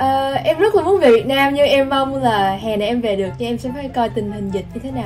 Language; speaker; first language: Vietnamese; early bilingual, heritage; Vietnamese